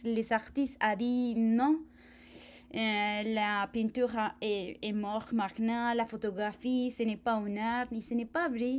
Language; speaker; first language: French; non-native, fluent; Spanish